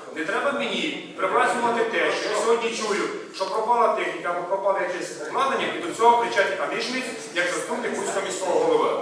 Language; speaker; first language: Ukrainian; native; Ukrainian